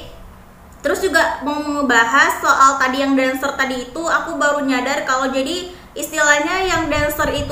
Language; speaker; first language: Indonesian; native; Indonesian